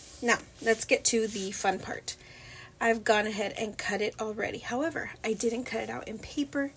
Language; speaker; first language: English; native; English